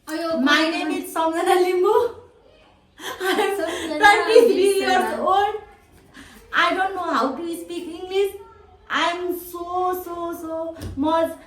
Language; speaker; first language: English; non-native, learner; Nepali